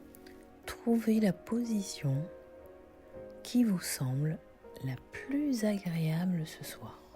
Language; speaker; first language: French; native; French